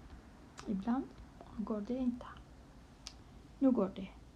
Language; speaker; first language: Swedish; non-native, local second language; Kurdish